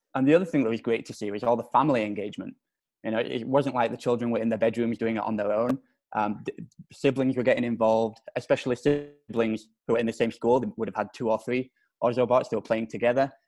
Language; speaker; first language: English; native; English